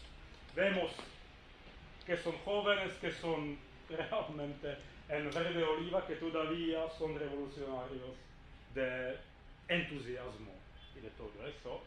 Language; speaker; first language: Spanish; non-native, fluent; Czech